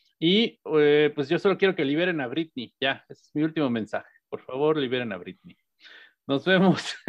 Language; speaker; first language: Spanish; native; Spanish